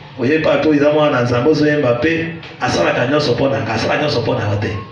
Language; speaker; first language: Lingala; native; Lingala